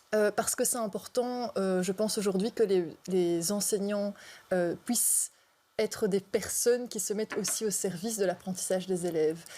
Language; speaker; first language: French; native; French